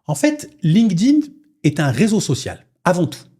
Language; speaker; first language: French; non-native, local second language; Arabic